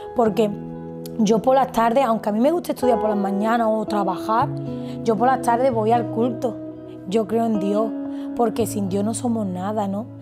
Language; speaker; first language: Spanish; native; Spanish